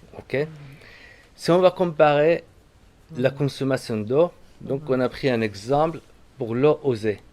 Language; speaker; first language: French; non-native, fluent; Arabic